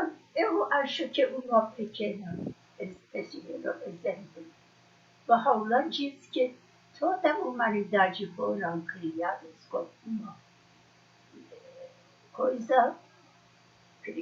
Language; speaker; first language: Portuguese; non-native, learner; Persian